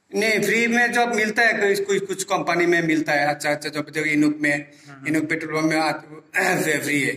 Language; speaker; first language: Hindi; non-native, learner; Bangla